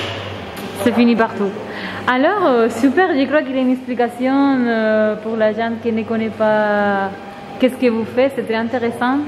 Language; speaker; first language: French; non-native, learner; Spanish